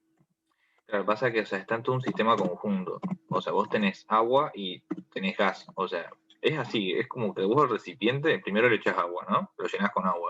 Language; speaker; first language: Spanish; native; Spanish